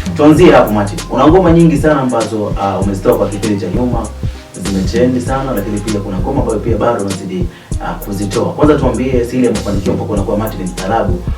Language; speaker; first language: Swahili; native; Swahili